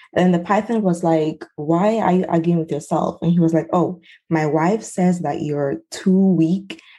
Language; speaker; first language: English; non-native, local second language; Ewe